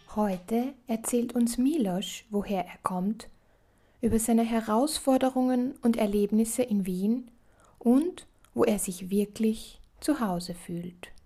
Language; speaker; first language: German; native; German